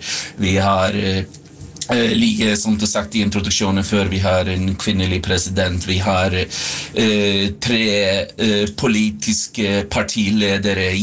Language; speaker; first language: Swedish; non-native, fluent; Icelandic